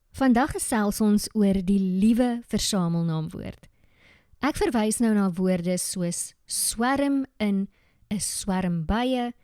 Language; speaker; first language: Afrikaans; native; Afrikaans